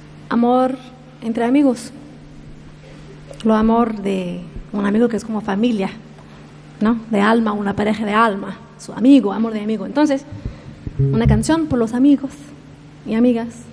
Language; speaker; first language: Spanish; non-native, learner; English